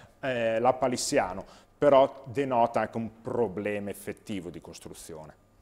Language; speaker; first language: Italian; native; Italian